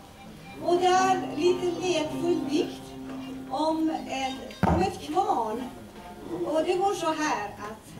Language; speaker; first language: Swedish; non-native, fluent; Persian